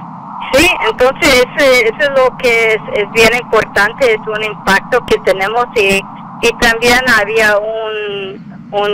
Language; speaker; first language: Spanish; non-native, fluent; English